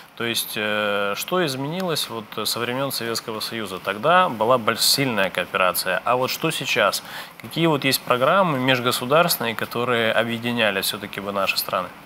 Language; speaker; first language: Russian; native; Russian